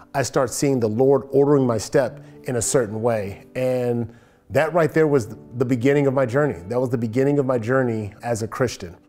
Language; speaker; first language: English; native; English